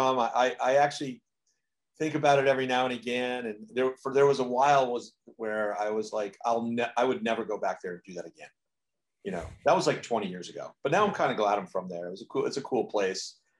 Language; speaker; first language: English; native; English